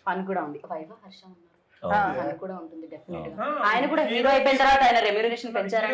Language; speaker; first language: Telugu; native; Telugu